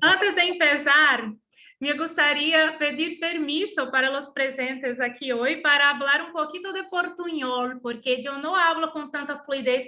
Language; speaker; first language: Spanish; non-native, learner; Portuguese